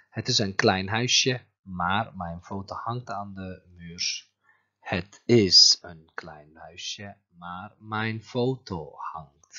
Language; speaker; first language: Dutch; non-native, fluent; Turkish